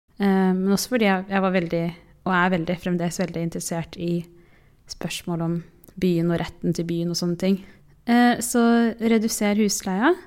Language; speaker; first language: Norwegian; early bilingual, other home language; Tigrinya